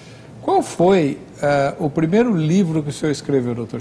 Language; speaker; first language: Portuguese; native; Portuguese